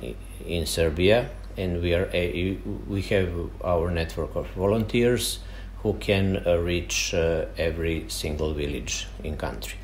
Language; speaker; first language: English; non-native, fluent; Serbian